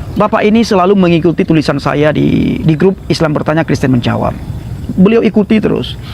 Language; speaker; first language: Indonesian; non-native, local second language; Achinese